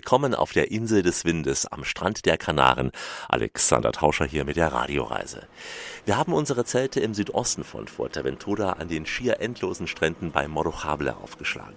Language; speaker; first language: German; native; German